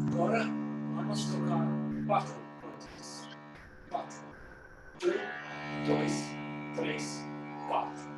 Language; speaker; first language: Portuguese; non-native, learner; English